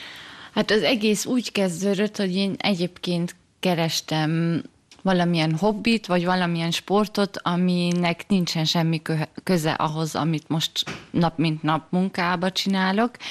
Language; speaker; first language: Hungarian; early bilingual, heritage; German